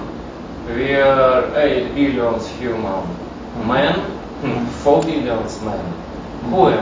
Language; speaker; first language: English; non-native, learner; Russian